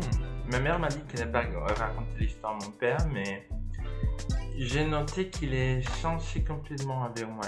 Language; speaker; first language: French; non-native, learner; Spanish